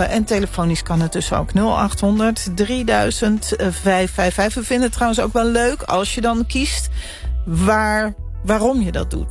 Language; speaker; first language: Dutch; native; Dutch